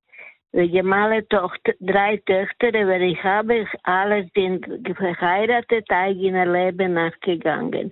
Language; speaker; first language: German; non-native, learner; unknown